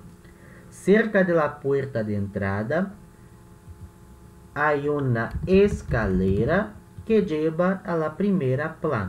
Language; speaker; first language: Spanish; non-native, fluent; Portuguese